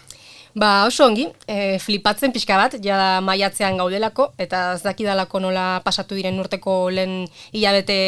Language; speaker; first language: Basque; native; Basque